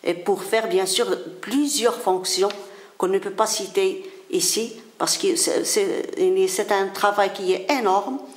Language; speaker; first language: French; non-native, local second language; Arabic